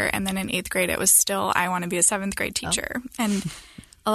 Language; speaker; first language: English; native; English